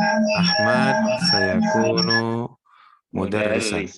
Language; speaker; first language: Arabic; non-native, fluent; Indonesian